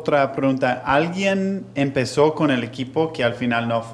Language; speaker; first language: Spanish; non-native, fluent; English